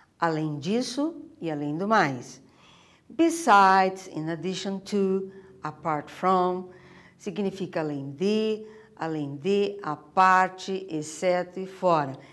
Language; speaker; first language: Portuguese; native; Portuguese